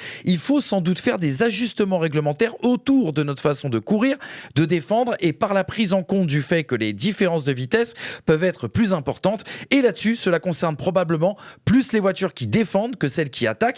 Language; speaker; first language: French; native; French